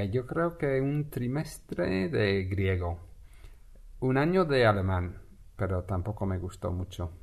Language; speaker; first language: Spanish; non-native, fluent; English